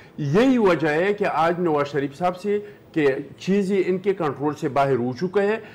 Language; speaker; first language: Urdu; non-native, local second language; Pashto